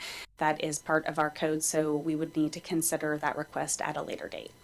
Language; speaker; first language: English; native; English